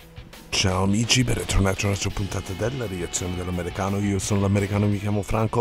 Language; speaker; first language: Italian; non-native, learner; English